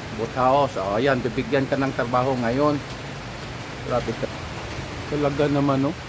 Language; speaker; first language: Filipino; non-native, local second language; Cebuano